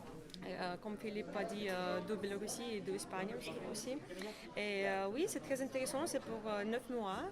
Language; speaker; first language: French; non-native, learner; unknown